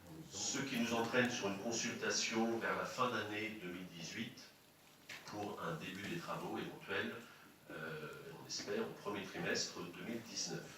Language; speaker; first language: French; native; French